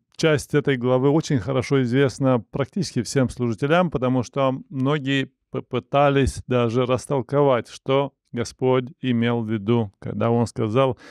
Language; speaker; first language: Russian; non-native, local second language; Romanian